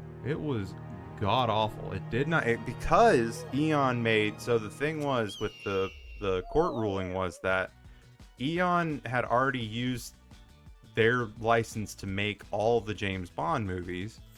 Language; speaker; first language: English; native; English